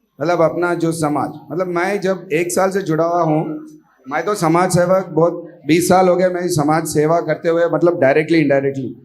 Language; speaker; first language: Hindi; non-native, local second language; Marathi